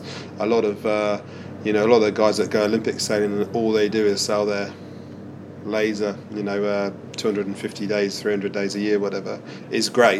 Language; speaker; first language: English; native; English